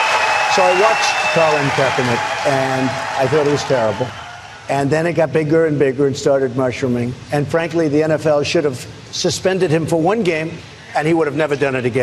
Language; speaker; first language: English; native; English